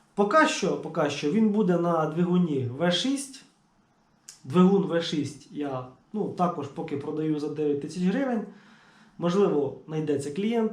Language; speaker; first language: Ukrainian; native; Ukrainian